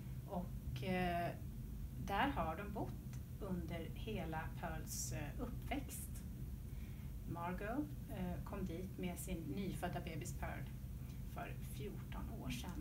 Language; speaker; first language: Swedish; native; Swedish